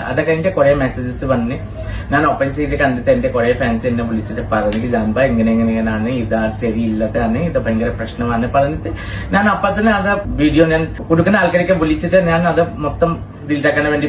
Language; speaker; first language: Malayalam; non-native, learner; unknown